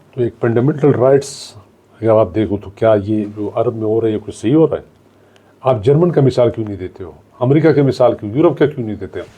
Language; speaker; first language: Urdu; non-native, local second language; Pashto